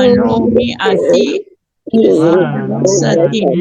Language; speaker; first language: Arabic; non-native, learner; Indonesian